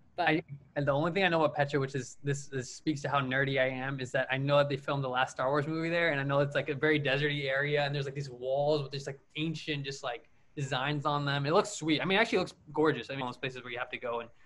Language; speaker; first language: English; native; English